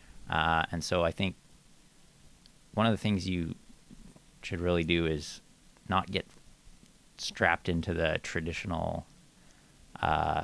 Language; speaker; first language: English; native; English